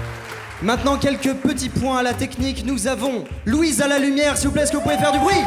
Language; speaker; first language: French; native; French